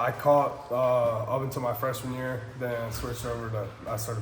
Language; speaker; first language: English; native; English